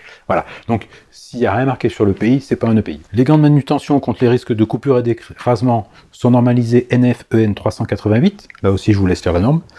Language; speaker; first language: French; native; French